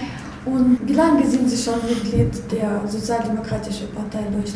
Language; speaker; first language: German; non-native, fluent; Russian